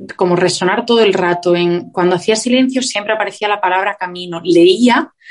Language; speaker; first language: Spanish; native; Spanish